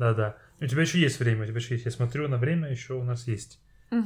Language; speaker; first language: Russian; non-native, fluent; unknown